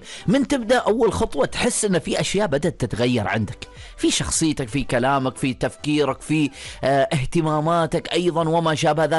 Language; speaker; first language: Arabic; native; Arabic